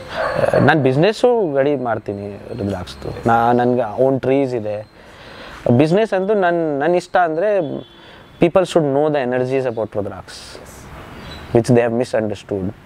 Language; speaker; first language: Kannada; non-native, learner; Nepali